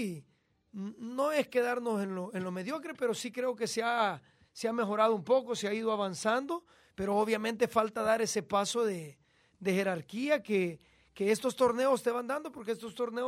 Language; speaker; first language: Spanish; native; Spanish